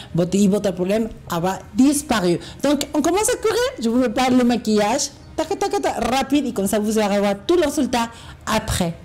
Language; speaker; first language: French; non-native, fluent; Spanish